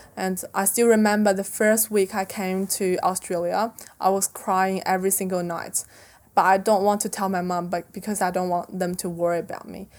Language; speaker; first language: English; non-native, fluent; Chinese